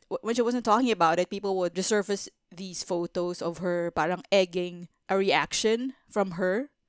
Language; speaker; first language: English; non-native, local second language; Filipino